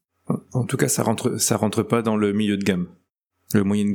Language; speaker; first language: French; native; French